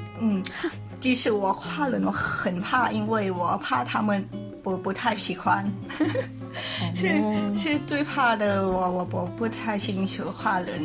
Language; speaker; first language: Chinese; non-native, learner; Thai